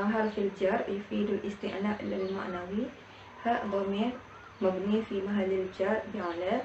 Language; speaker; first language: Arabic; non-native, learner; Malay